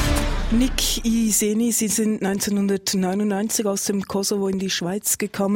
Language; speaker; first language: German; native; German